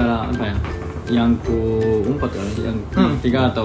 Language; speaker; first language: Indonesian; non-native, fluent; Japanese